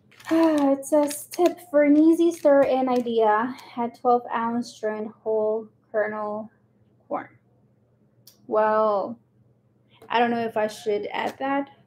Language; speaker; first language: English; early bilingual, other home language; Spanish